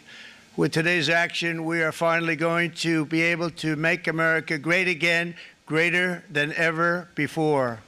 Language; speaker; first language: English; native; English